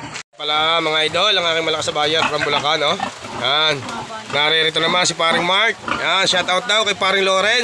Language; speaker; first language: Filipino; native; Filipino